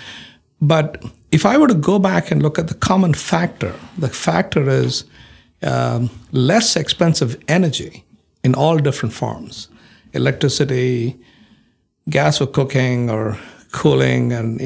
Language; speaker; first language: English; non-native, local second language; Malayalam